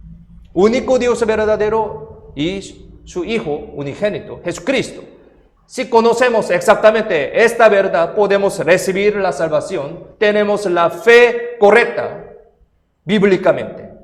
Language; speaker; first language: Spanish; non-native, fluent; Korean